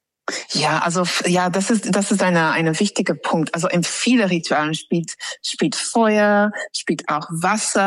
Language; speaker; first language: German; non-native, fluent; English